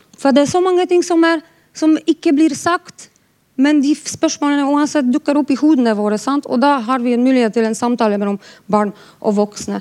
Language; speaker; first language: Norwegian; non-native, fluent; Polish